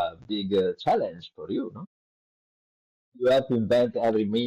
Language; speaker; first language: English; non-native, learner; Italian